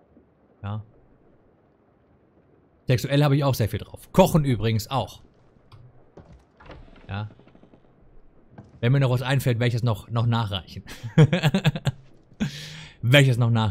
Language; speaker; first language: German; native; German